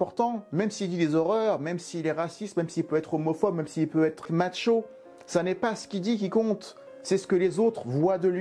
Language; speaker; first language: French; native; French